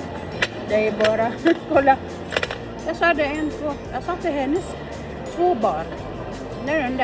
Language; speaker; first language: Swedish; non-native, learner; Filipino